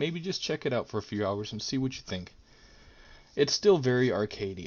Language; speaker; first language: English; native; English